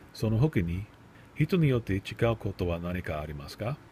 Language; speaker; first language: Japanese; non-native, learner; English